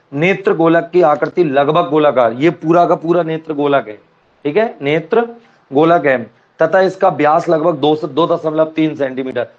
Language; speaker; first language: Hindi; non-native, local second language; Marathi